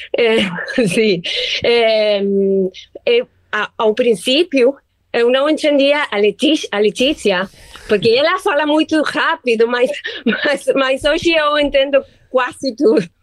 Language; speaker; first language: Portuguese; non-native, learner; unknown